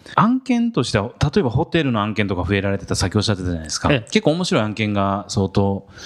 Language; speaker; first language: Japanese; native; Japanese